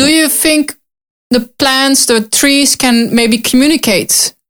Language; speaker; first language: English; non-native, learner; Dutch